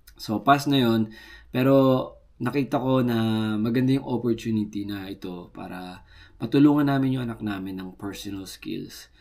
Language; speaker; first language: Filipino; native; Filipino